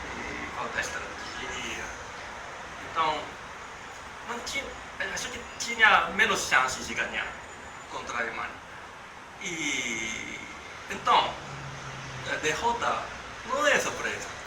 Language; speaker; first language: Portuguese; non-native, learner; Japanese